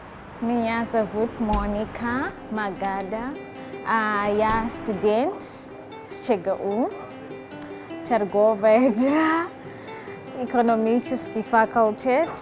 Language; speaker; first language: Russian; non-native, learner; Shona